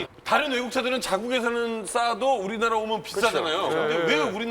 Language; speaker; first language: Korean; native; Korean